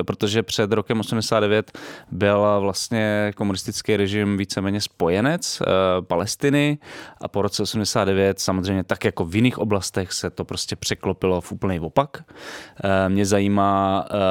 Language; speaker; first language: Czech; native; Czech